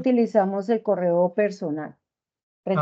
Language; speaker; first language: Spanish; native; Spanish